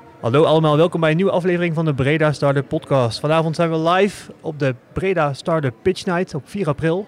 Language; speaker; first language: Dutch; native; Dutch